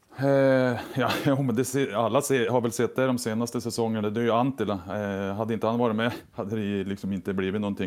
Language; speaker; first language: Swedish; native; Swedish